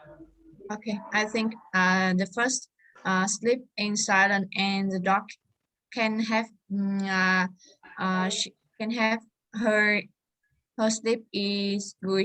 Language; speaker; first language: English; non-native, learner; Vietnamese